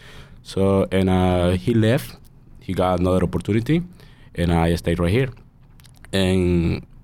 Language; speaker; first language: English; non-native, learner; Spanish